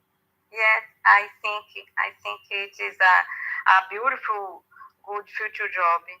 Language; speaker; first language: English; non-native, learner; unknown